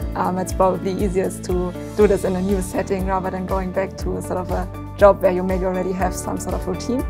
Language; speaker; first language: English; non-native, fluent; German